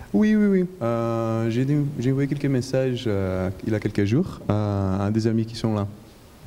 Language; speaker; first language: French; non-native, fluent; Portuguese